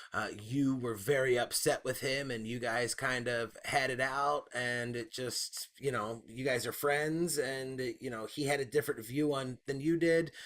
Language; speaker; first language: English; native; English